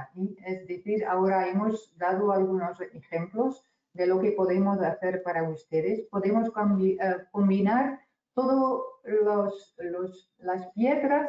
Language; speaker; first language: Spanish; non-native, fluent; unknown